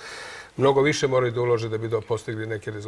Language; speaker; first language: Croatian; native; Croatian